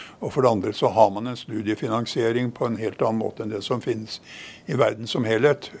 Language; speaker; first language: Norwegian; native; Norwegian